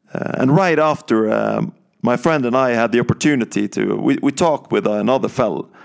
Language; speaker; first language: English; non-native, fluent; Norwegian